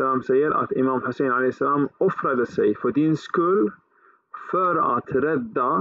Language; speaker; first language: Swedish; early bilingual, other home language; Arabic